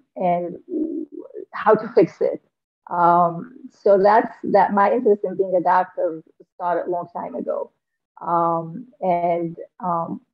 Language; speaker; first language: English; non-native, fluent; Arabic